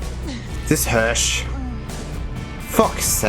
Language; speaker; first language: English; native; English